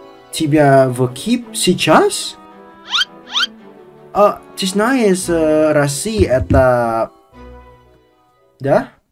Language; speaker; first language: Russian; non-native, learner; Indonesian